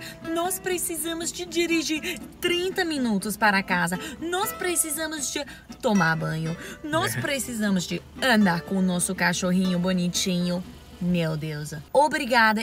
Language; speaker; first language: Portuguese; non-native, learner; English